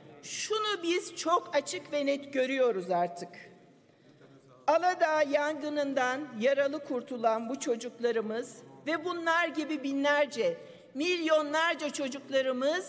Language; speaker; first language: Turkish; native; Turkish